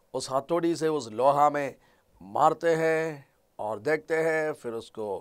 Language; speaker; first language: Hindi; non-native, local second language; Malayalam